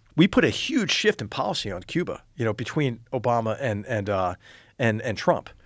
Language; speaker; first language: English; native; English